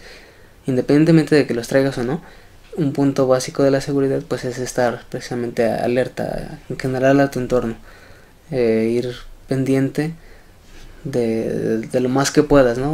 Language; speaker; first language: Spanish; native; Spanish